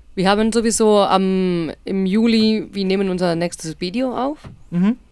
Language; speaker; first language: German; non-native, learner; Spanish